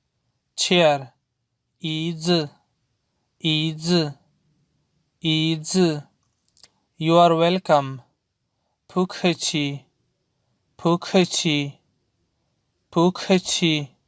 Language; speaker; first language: Chinese; non-native, learner; Urdu